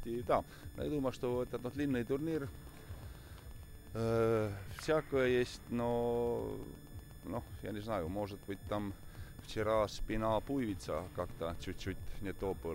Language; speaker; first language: Russian; non-native, fluent; Estonian